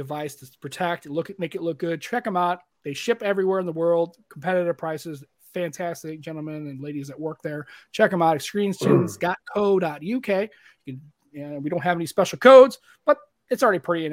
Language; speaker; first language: English; native; English